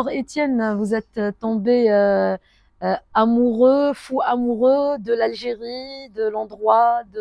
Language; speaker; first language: French; non-native, local second language; Arabic